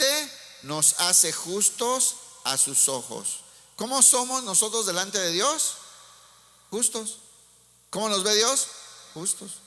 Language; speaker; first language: Spanish; native; Spanish